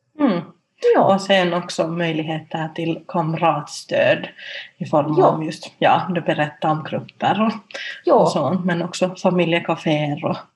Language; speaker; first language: Swedish; non-native, local second language; Finnish